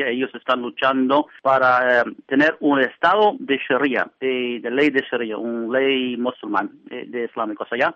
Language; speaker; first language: Spanish; non-native, fluent; English